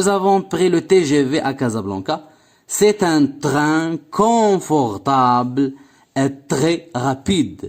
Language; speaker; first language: French; non-native, local second language; Arabic